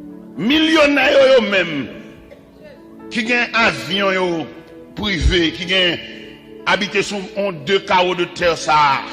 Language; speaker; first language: French; non-native, local second language; Haitian Creole